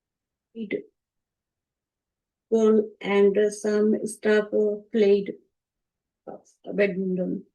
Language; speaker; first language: English; non-native, learner; Bangla